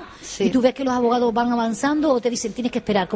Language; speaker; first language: Spanish; native; Spanish